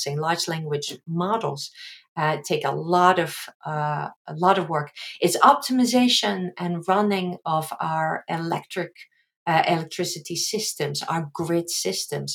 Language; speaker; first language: English; non-native, fluent; Dutch